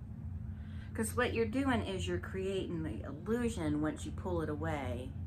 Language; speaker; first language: English; native; English